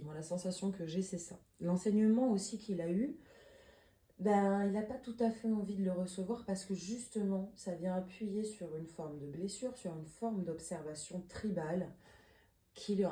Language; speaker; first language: French; native; French